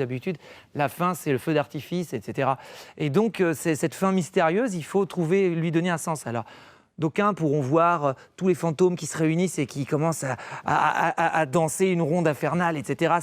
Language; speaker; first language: French; native; French